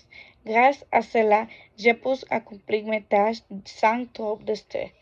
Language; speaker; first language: French; non-native, learner; Spanish